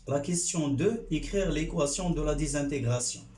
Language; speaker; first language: French; non-native, local second language; Arabic